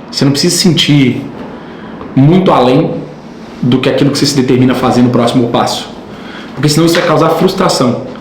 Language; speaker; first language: Portuguese; native; Portuguese